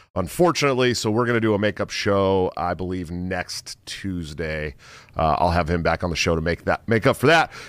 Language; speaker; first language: English; native; English